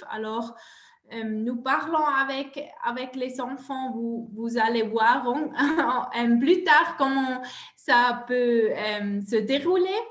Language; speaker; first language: French; non-native, local second language; German